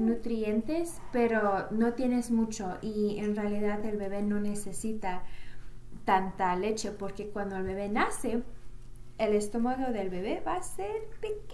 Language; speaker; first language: Spanish; early bilingual, heritage; Spanish